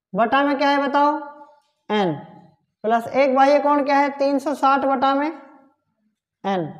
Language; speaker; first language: Hindi; native; Hindi